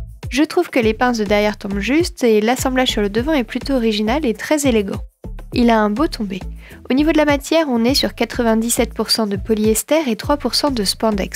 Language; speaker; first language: French; native; French